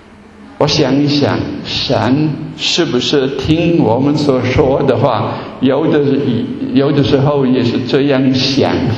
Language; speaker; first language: Chinese; non-native, fluent; German